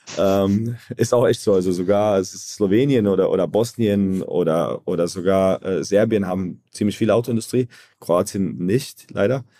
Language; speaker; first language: German; early bilingual, other home language; Croatian